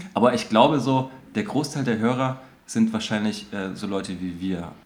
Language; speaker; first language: German; native; German